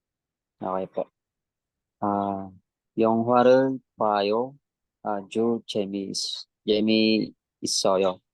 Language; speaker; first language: Korean; non-native, learner; Filipino